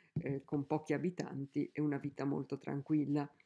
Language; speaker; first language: Italian; native; Italian